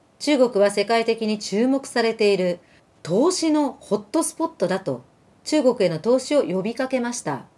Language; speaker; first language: Japanese; early bilingual, other home language; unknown